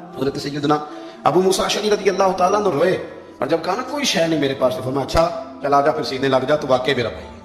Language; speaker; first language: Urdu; non-native, local second language; Punjabi